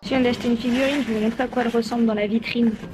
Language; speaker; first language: French; native; French